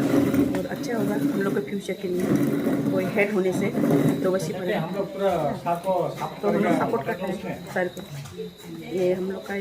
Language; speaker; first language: Hindi; non-native, local second language; Garo